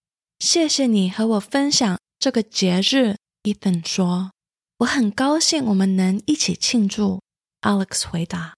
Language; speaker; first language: Chinese; early bilingual, heritage; Chinese